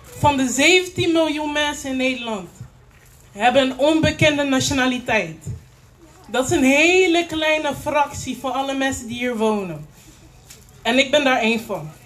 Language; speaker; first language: Dutch; native; Dutch